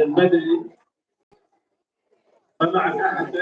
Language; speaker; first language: Arabic; native; Arabic